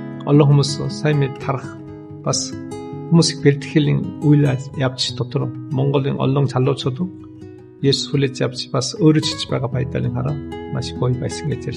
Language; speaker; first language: Mongolian; non-native, learner; English